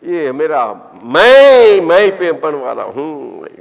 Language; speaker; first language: Hindi; non-native, local second language; Gujarati